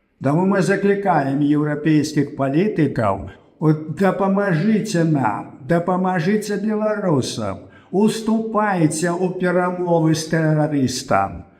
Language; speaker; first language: Belarusian; native; Belarusian